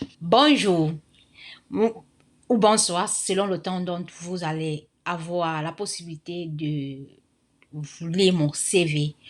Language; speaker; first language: French; non-native, fluent; Spanish